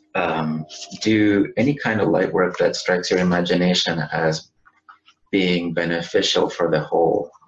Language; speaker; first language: English; native; English